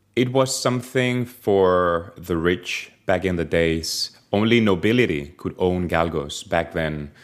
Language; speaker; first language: English; non-native, fluent; Spanish